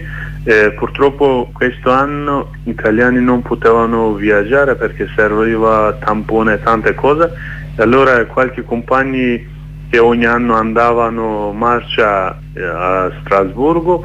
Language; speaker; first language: Italian; non-native, learner; Kurdish